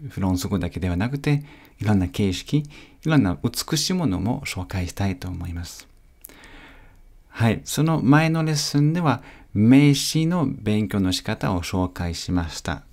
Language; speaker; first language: Japanese; non-native, fluent; French